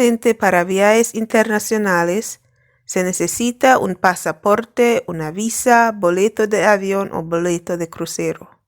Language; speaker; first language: Spanish; non-native, fluent; English